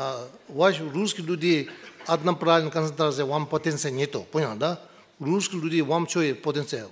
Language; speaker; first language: Russian; non-native, learner; Tibetan